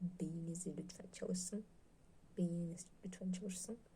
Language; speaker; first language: Turkish; non-native, learner; Russian